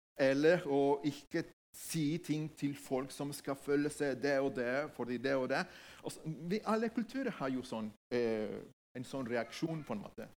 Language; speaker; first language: Norwegian; non-native, fluent; Spanish